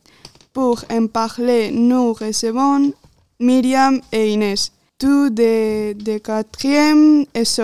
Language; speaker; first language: French; non-native, fluent; Galician